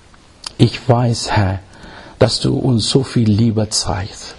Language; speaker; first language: German; non-native, learner; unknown